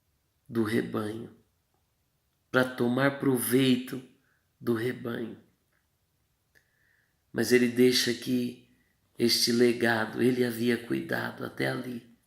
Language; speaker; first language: Portuguese; native; Portuguese